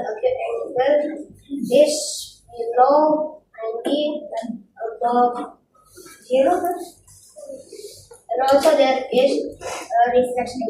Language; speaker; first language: English; non-native, learner; Indonesian